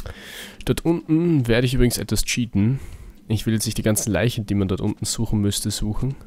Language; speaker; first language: German; native; German